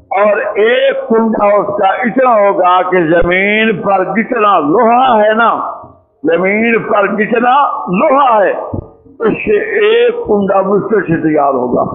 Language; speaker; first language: Urdu; non-native, local second language; Punjabi